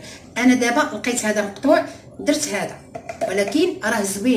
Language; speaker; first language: Arabic; native; Arabic